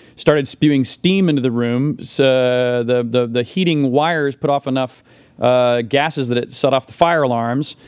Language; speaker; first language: English; native; English